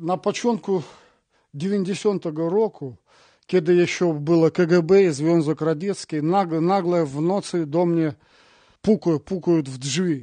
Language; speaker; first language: Polish; non-native, learner; Russian